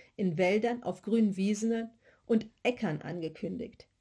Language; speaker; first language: German; native; German